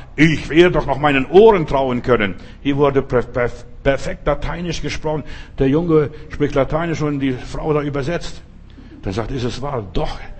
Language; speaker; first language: German; non-native, fluent; Lithuanian